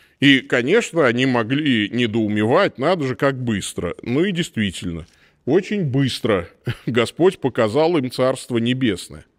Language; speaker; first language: Russian; native; Russian